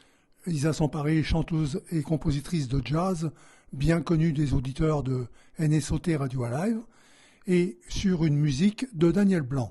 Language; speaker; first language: French; native; French